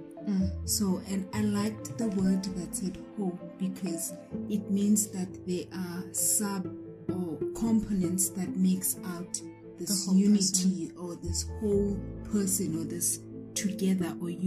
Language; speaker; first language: English; non-native, local second language; Xhosa